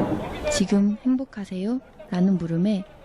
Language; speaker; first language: Korean; native; Korean